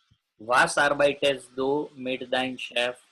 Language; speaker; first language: German; non-native, learner; Gujarati